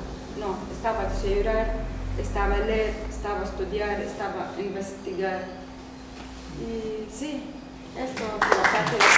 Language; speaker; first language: Spanish; non-native, learner; Arabic